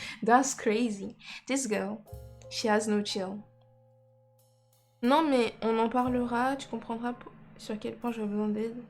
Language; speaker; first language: French; native; French